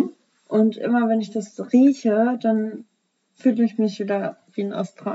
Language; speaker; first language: German; native; German